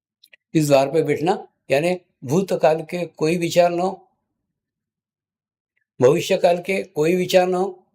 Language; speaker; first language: Hindi; native; Hindi